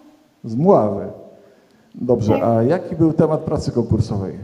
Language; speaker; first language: Polish; native; Polish